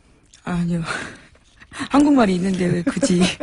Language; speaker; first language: Korean; native; Korean